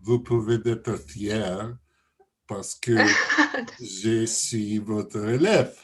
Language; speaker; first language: French; non-native, learner; Russian